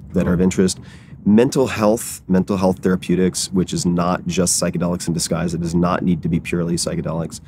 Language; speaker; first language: English; native; English